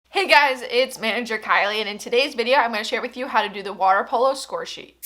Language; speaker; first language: English; native; English